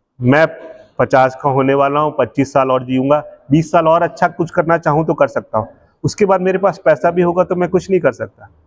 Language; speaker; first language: Hindi; native; Hindi